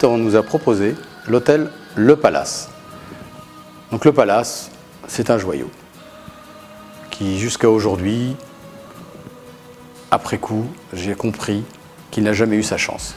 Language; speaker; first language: French; early bilingual, other home language; Arabic